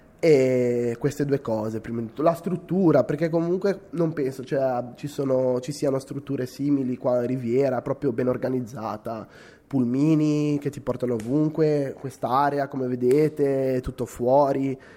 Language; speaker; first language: Italian; native; Italian